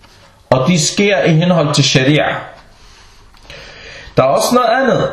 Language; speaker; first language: Danish; non-native, local second language; Arabic